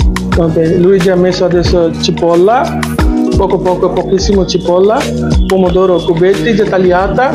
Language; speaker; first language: Italian; non-native, learner; Bangla